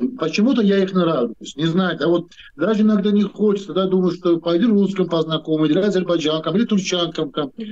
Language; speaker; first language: Russian; non-native, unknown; Turkish